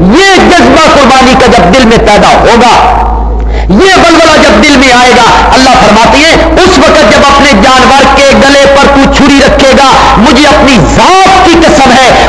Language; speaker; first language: Urdu; non-native, local second language; Punjabi